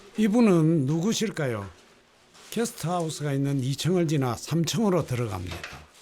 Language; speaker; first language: Korean; native; Korean